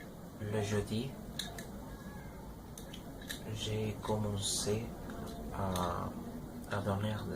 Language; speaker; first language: French; non-native, learner; Spanish